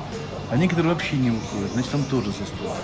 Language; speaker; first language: Russian; native; Russian